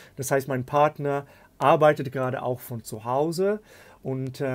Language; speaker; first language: German; non-native, fluent; Hebrew